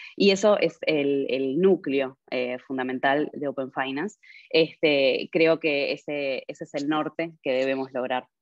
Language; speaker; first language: Spanish; native; Spanish